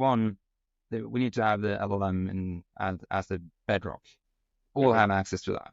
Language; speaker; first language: English; non-native, fluent; Norwegian